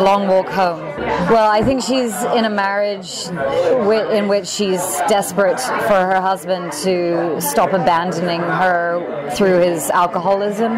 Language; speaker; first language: English; native; English